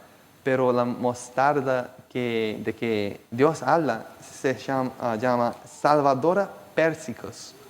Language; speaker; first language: Spanish; non-native, fluent; Portuguese